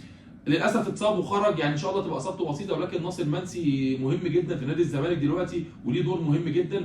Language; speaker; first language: Arabic; native; Arabic